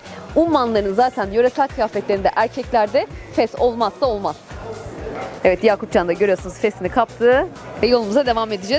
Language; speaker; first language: Turkish; native; Turkish